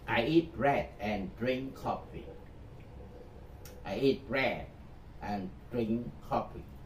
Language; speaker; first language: English; non-native, learner; Vietnamese